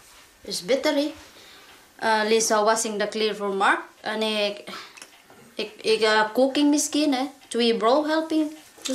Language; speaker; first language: Dutch; non-native, learner; Cebuano